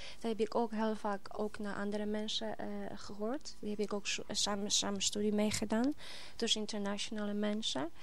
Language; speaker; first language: Dutch; non-native, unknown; Polish